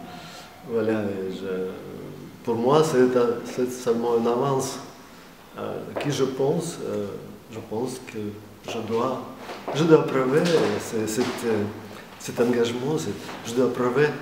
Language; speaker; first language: French; non-native, fluent; Russian